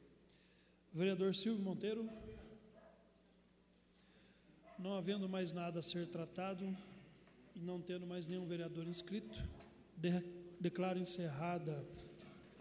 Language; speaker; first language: Portuguese; native; Portuguese